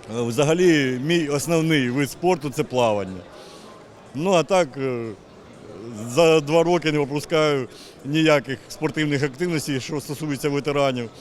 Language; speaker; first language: Ukrainian; native; Ukrainian